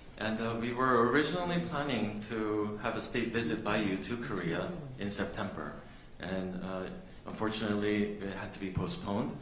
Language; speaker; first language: English; non-native, fluent; Korean